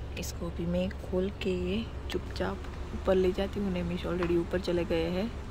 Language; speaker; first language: Hindi; non-native, local second language; Gujarati